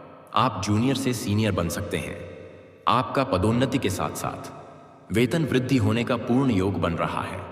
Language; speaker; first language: Hindi; native; Hindi